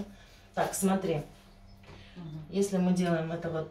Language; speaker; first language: Russian; native; Russian